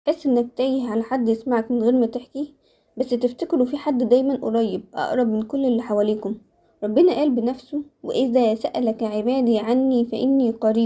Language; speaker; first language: Arabic; native; Arabic